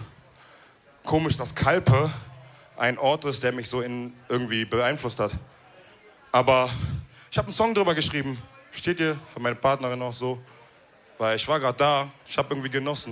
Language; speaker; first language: German; early bilingual, other home language; Wolof